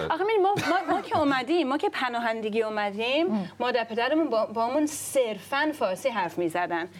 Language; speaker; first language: Persian; early bilingual, other home language; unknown